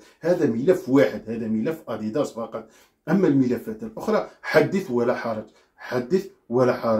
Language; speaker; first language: Arabic; native; Arabic